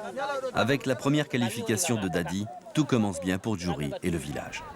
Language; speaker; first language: French; native; French